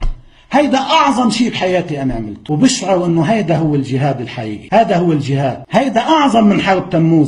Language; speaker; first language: Arabic; native; Arabic